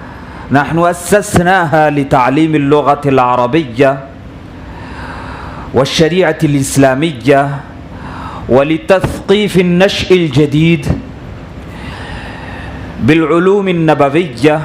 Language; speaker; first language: Arabic; non-native, fluent; Urdu